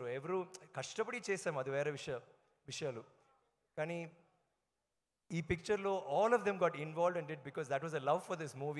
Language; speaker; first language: Telugu; non-native, learner; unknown